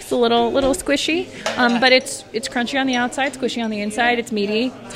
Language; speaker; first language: English; native; English